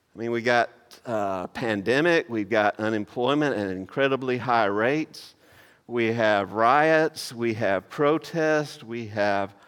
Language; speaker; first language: English; native; English